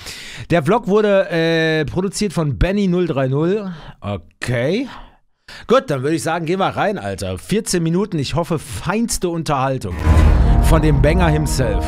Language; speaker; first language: German; native; German